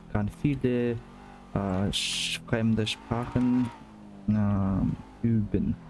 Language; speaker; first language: German; non-native, learner; Russian